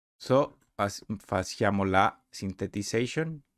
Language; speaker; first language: Italian; non-native, learner; Spanish